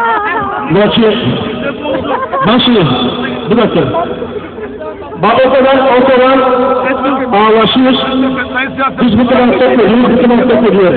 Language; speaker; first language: Bulgarian; non-native, local second language; Turkish